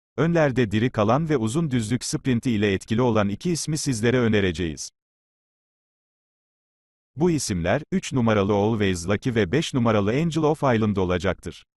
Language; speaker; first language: Turkish; native; Turkish